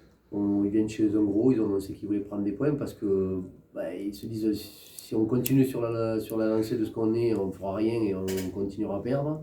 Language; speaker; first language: French; native; French